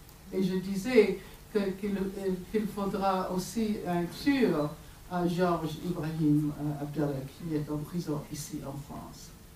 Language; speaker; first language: French; non-native, fluent; English